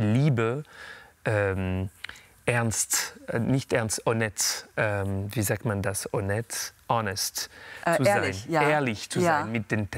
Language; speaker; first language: German; non-native, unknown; French